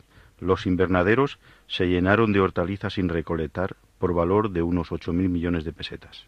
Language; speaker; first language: Spanish; native; Spanish